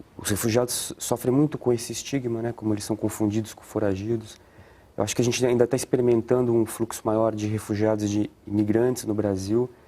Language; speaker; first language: Portuguese; native; Portuguese